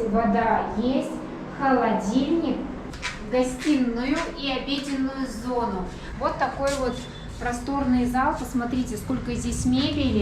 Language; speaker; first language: Russian; native; Russian